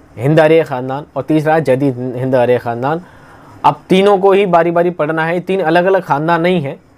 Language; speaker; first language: Hindi; native; Hindi